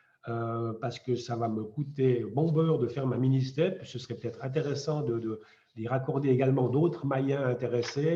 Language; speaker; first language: French; native; French